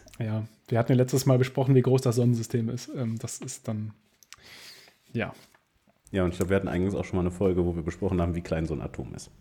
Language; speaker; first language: German; native; German